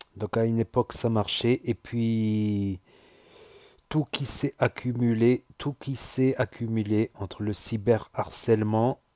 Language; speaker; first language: French; native; French